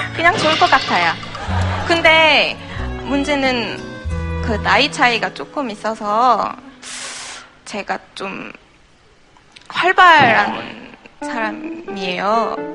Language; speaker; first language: Korean; non-native, fluent; French